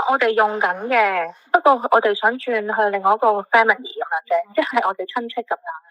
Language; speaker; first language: Cantonese; native; Cantonese